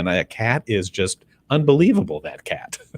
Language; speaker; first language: English; native; English